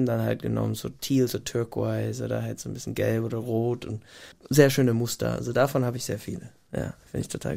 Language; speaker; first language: German; non-native, fluent; English